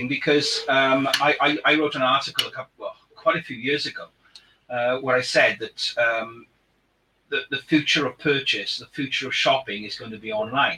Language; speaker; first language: English; native; English